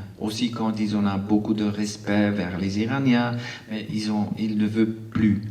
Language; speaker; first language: French; non-native, local second language; Arabic